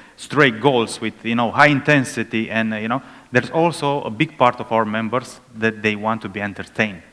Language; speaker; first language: English; non-native, fluent; Romanian